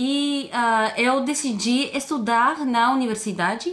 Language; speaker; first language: Portuguese; non-native, fluent; Bulgarian